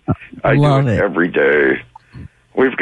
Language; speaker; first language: English; native; English